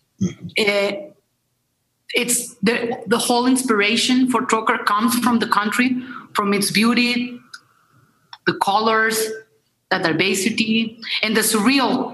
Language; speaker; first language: English; non-native, fluent; Spanish